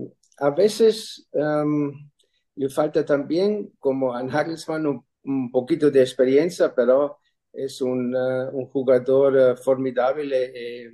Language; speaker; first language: Spanish; non-native, fluent; German